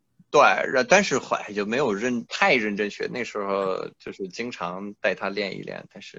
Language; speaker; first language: Chinese; non-native, fluent; French